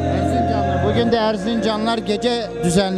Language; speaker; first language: Turkish; native; Turkish